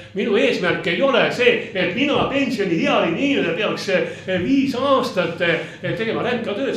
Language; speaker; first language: Estonian; non-native, local second language; Russian